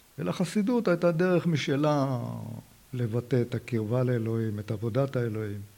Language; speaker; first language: Hebrew; native; Hebrew